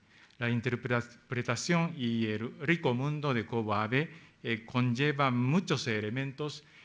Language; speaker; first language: Spanish; non-native, fluent; Japanese